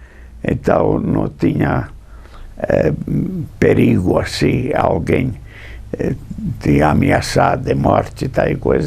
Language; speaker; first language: Portuguese; non-native, fluent; English